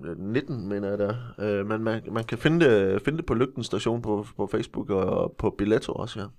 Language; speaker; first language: Danish; native; Danish